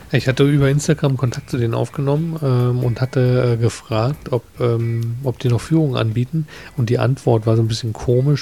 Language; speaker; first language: German; native; German